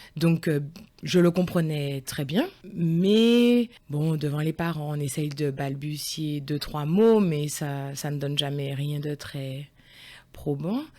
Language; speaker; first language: French; early bilingual, other home language; Guadeloupean Creole French